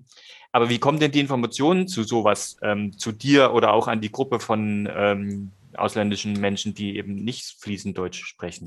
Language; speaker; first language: German; native; German